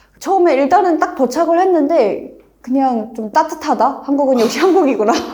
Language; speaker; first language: Korean; native; Korean